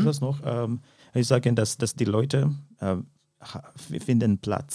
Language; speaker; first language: German; non-native, fluent; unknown